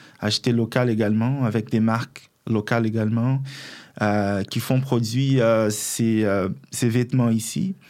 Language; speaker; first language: French; non-native, fluent; Portuguese